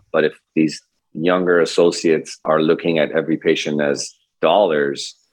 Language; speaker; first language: English; early bilingual, other home language; Persian